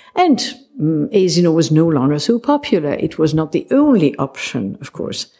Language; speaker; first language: English; non-native, fluent; French